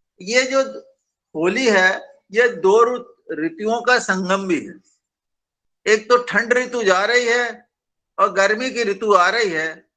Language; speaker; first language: Hindi; native; Hindi